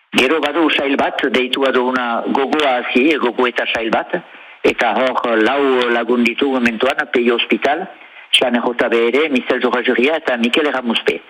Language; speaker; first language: Basque; native; Basque